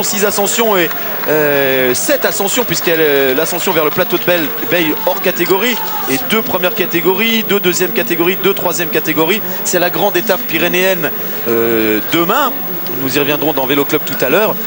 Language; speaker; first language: French; native; French